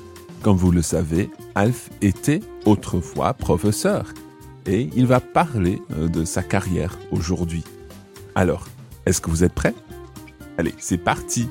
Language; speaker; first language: French; non-native, fluent; English